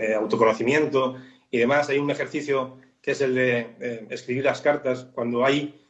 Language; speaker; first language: Spanish; native; Spanish